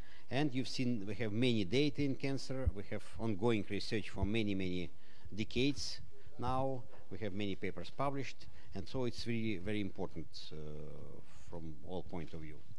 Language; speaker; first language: English; non-native, fluent; Russian